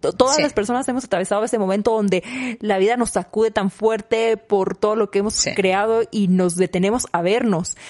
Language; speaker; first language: Spanish; native; Spanish